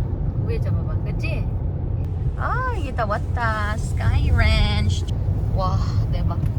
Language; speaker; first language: Korean; non-native, learner; Filipino